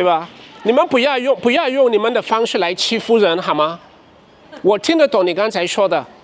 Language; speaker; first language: Chinese; non-native, fluent; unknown